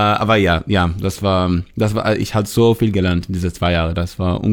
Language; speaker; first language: German; non-native, learner; Hebrew